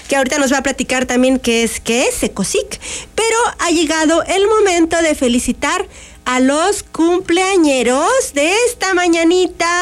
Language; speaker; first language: Spanish; native; Spanish